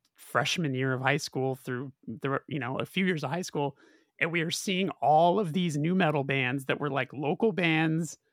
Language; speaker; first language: English; native; English